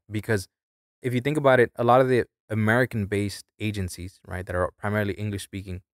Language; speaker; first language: English; early bilingual, other home language; Spanish